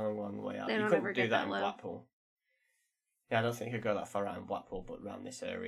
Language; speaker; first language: English; native; English